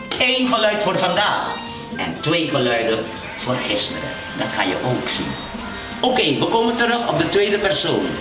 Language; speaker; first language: Dutch; non-native, local second language; Papiamento